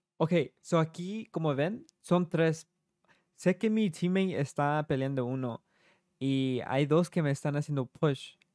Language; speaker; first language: Spanish; early bilingual, heritage; Spanish